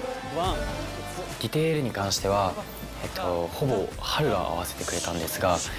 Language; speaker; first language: Japanese; native; Japanese